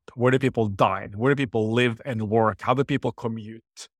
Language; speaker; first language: English; non-native, fluent; Norwegian